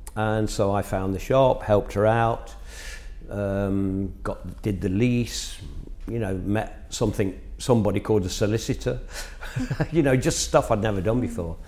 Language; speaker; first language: English; native; English